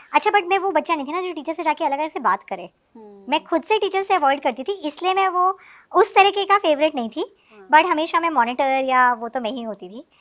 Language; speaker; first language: Hindi; native; Hindi